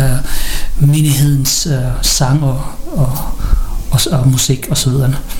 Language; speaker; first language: Danish; non-native, learner; Filipino